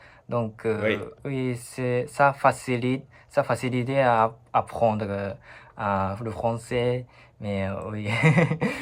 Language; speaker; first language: French; non-native, learner; Japanese